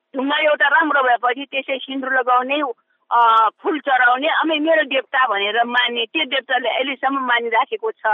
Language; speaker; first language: Nepali; non-native, local second language; Newari